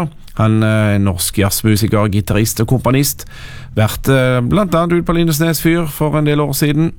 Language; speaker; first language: Norwegian; native; Norwegian